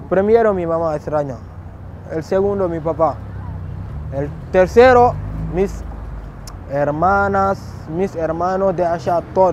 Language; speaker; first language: Spanish; non-native, learner; Wolof